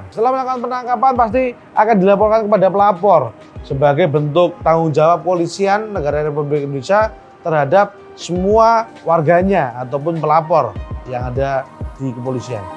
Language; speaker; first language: Indonesian; native; Indonesian